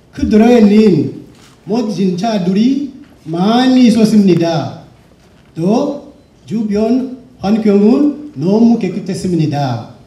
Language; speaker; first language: Korean; non-native, learner; Shona